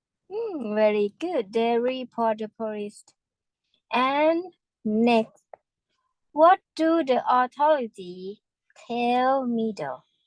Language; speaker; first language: English; non-native, fluent; Thai